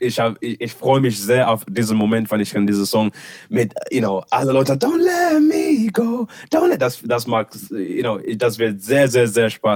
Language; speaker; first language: German; non-native, learner; English